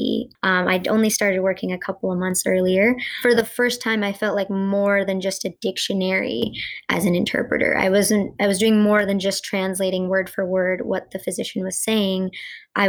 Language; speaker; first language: English; early bilingual, other home language; Gujarati